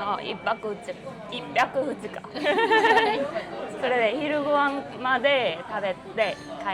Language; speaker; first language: Japanese; non-native, learner; Korean